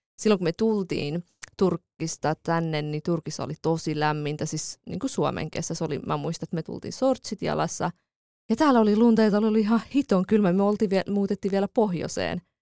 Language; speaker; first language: Finnish; early bilingual, other home language; Kurdish